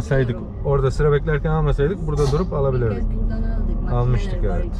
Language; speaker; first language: Turkish; early bilingual, heritage; Turkish